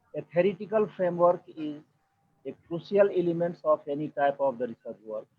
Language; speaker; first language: English; non-native, local second language; Nepali